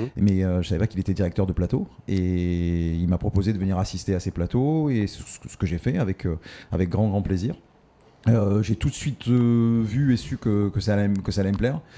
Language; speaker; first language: French; native; French